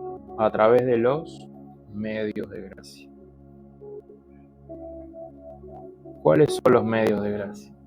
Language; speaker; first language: Spanish; native; Spanish